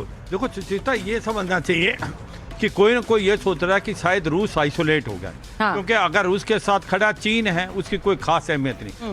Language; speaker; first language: Hindi; native; Hindi